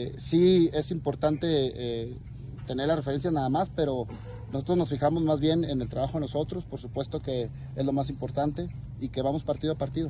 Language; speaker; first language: Spanish; native; Spanish